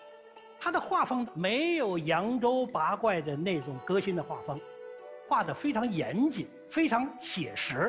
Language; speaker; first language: Chinese; native; Chinese